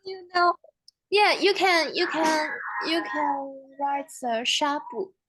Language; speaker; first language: English; non-native, learner; Chinese